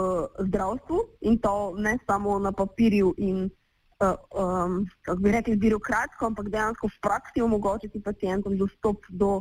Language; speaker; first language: Slovenian; native; Slovenian